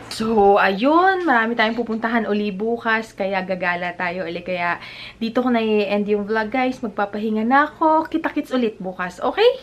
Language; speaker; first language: Filipino; native; Filipino